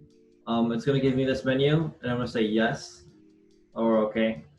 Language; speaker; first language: English; native; English